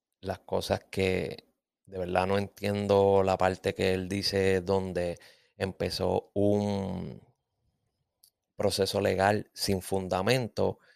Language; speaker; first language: Spanish; native; Spanish